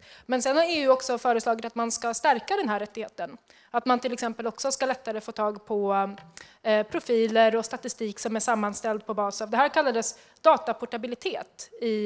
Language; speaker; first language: Swedish; native; Swedish